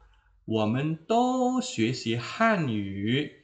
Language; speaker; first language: Chinese; non-native, fluent; Indonesian